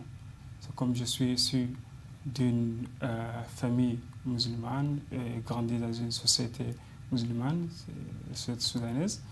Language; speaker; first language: French; non-native, fluent; Arabic